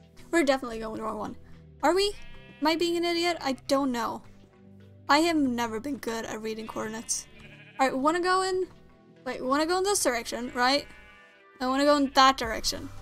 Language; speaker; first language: English; non-native, fluent; Swedish